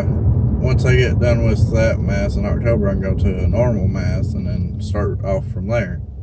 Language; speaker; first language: English; native; English